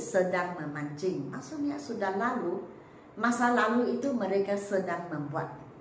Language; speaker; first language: Malay; native; Malay